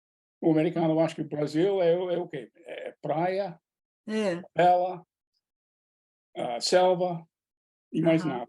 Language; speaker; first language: Portuguese; non-native, fluent; English